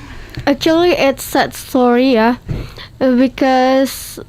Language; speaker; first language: English; non-native, learner; Indonesian